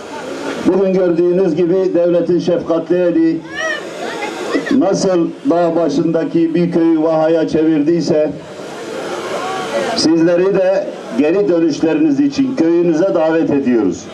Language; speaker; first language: Turkish; native; Turkish